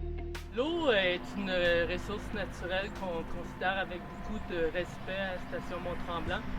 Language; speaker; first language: French; native; French